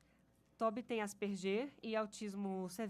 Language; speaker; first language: Portuguese; native; Portuguese